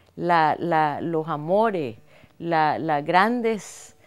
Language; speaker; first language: Spanish; native; Spanish